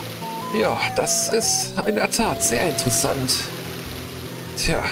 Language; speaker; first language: German; native; German